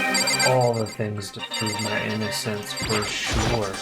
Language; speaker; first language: English; native; English